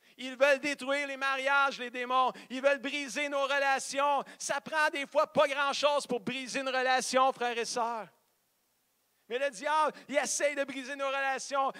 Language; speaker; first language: French; native; French